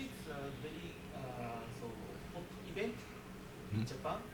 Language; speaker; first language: English; non-native, learner; Japanese